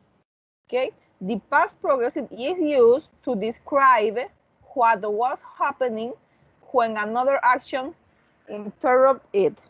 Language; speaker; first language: English; non-native, learner; Spanish